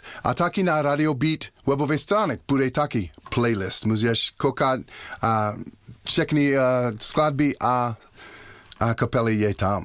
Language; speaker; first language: Czech; non-native, learner; English